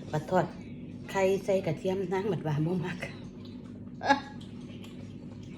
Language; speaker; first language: Thai; native; Thai